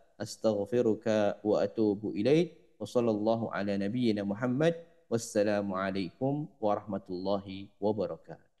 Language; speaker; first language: Indonesian; native; Indonesian